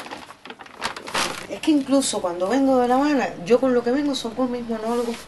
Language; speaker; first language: Spanish; non-native, fluent; Arabic